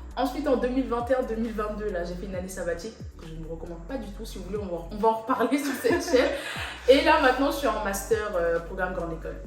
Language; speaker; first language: French; native; French